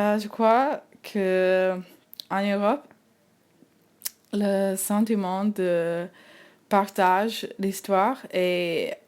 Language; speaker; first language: French; non-native, learner; English